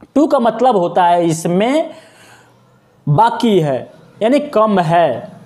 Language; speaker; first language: Hindi; native; Hindi